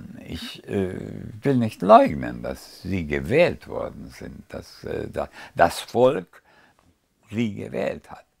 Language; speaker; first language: German; non-native, fluent; Hungarian